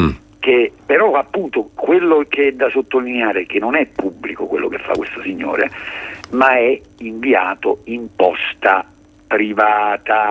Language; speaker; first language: Italian; native; Italian